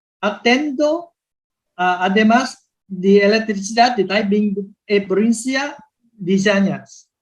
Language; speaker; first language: Spanish; non-native, learner; Vietnamese